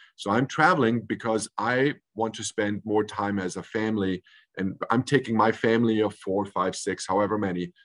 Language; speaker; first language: English; early bilingual, other home language; German